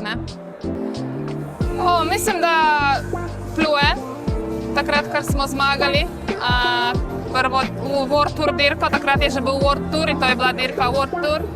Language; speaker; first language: Slovenian; non-native, fluent; Polish